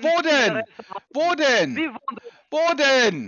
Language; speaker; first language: German; native; German